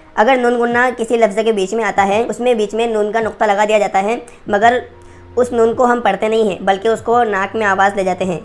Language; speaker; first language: Hindi; native; Hindi